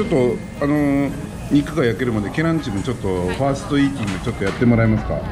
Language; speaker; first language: Japanese; native; Japanese